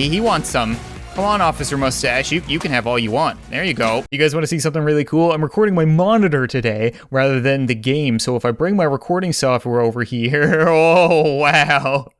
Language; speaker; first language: English; native; English